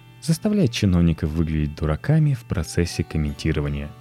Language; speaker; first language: Russian; native; Russian